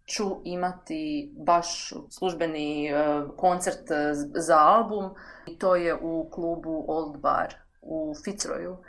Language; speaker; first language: Croatian; native; Croatian